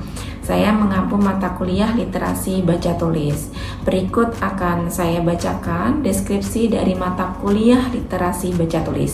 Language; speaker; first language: Indonesian; native; Indonesian